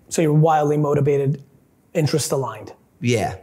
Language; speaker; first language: English; native; English